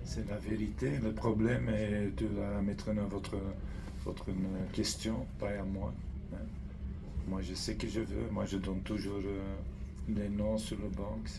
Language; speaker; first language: French; non-native, fluent; Dutch